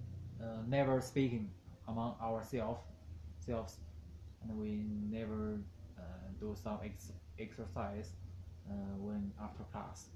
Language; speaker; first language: English; non-native, learner; Chinese